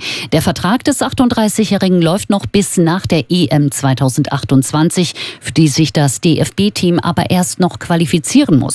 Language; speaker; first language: German; native; German